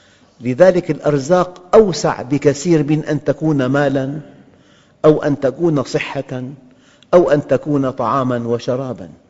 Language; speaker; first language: Arabic; native; Arabic